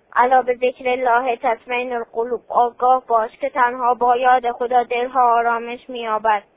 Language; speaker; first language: Persian; native; Persian